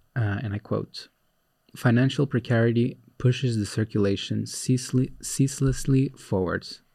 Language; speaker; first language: English; non-native, fluent; Portuguese